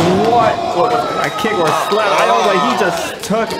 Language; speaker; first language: English; native; English